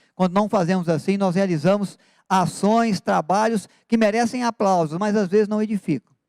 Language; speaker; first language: Portuguese; native; Portuguese